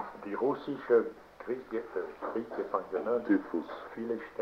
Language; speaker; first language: German; non-native, learner; French